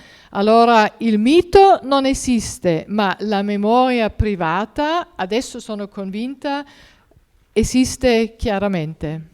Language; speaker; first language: Italian; non-native, fluent; German